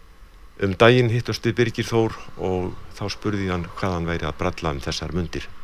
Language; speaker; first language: Icelandic; native; Icelandic